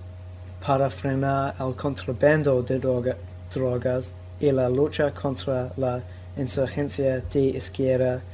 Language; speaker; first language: Spanish; non-native, learner; English